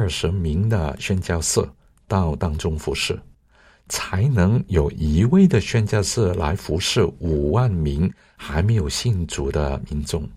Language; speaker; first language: Chinese; non-native, local second language; Cantonese